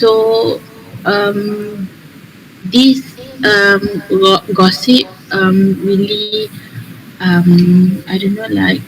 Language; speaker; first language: English; non-native, learner; Malay